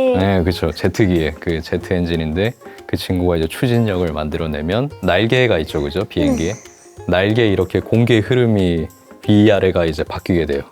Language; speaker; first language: Korean; native; Korean